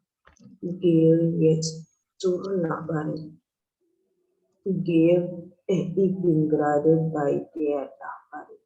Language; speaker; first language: German; non-native, learner; Indonesian